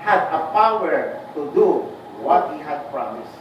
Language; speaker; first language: English; non-native, local second language; Filipino